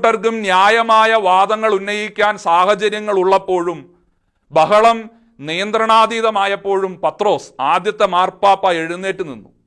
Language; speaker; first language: Malayalam; native; Malayalam